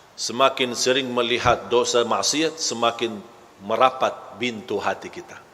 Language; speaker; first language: Malay; non-native, fluent; Arabic